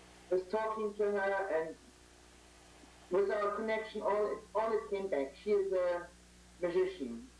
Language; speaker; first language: English; non-native, learner; German